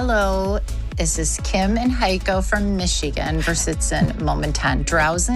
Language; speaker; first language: German; non-native, learner; English